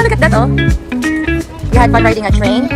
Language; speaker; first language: English; non-native, local second language; Filipino